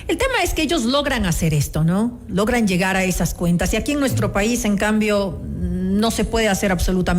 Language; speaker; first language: Spanish; native; Spanish